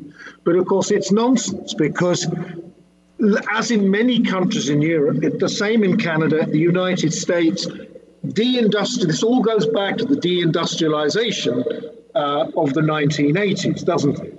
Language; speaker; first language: English; native; English